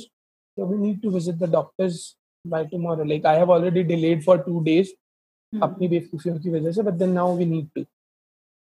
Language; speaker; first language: English; non-native, local second language; Hindi